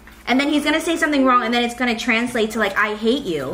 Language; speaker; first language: English; early bilingual, other home language; Vietnamese